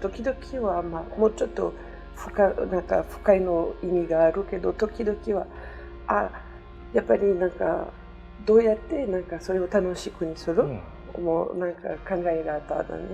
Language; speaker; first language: Japanese; non-native, learner; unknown